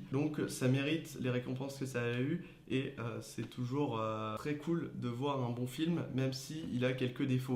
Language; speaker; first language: French; native; French